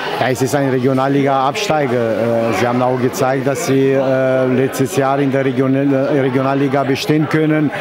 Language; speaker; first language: German; non-native, fluent; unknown